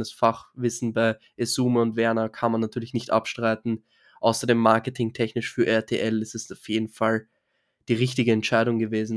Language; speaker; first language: German; native; German